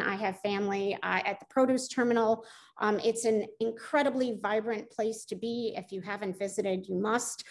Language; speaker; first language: English; native; English